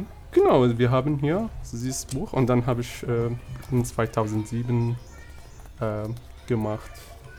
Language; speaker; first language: German; non-native, learner; Arabic